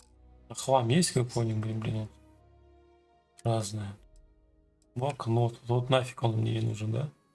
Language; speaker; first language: Russian; native; Russian